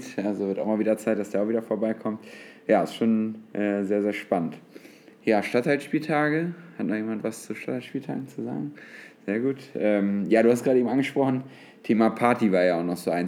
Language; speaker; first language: German; native; German